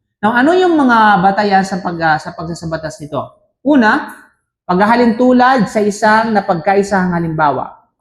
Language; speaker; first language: Filipino; non-native, local second language; Cebuano